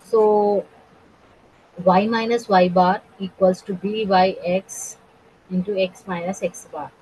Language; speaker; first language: English; non-native, local second language; Telugu